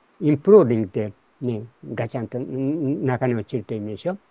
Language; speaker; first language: Japanese; native; Japanese